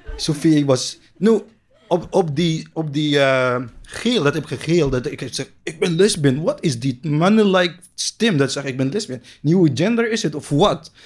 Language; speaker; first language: Dutch; non-native, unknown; Arabic